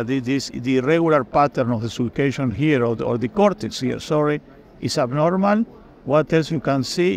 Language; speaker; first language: English; non-native, fluent; Spanish